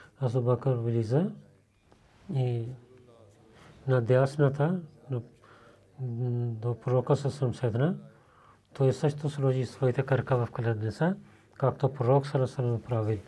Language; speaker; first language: Bulgarian; non-native, learner; Urdu